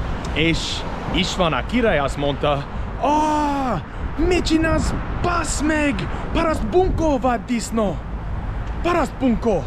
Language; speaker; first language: Hungarian; non-native, learner; English